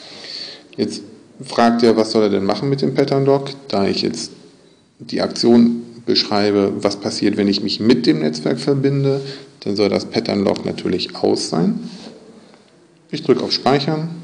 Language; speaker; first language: German; native; German